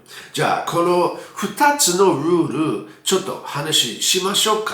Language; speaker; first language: Japanese; non-native, fluent; English